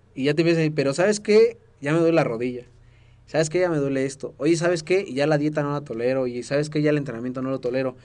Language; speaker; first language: Spanish; native; Spanish